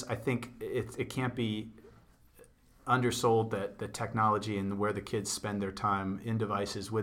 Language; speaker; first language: English; native; English